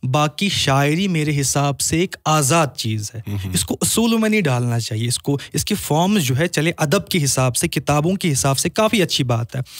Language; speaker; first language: Hindi; non-native, local second language; Kashmiri